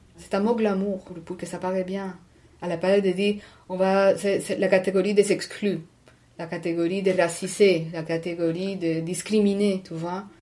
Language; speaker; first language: French; non-native, fluent; Spanish